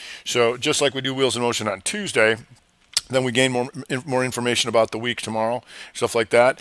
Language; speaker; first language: English; native; English